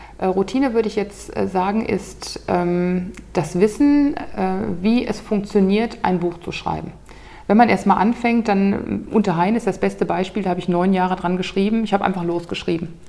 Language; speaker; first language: German; native; German